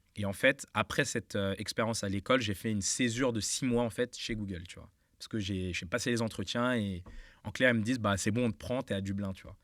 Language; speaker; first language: French; native; French